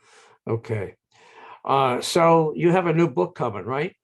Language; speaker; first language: English; native; English